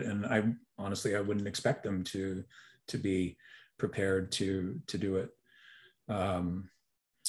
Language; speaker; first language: English; native; English